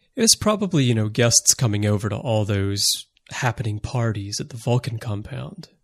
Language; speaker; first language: English; native; English